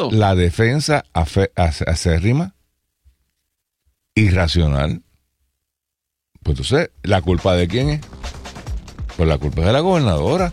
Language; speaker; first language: Spanish; native; Spanish